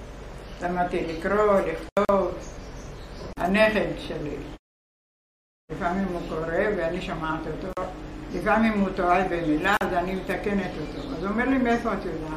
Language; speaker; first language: Hebrew; non-native, fluent; Arabic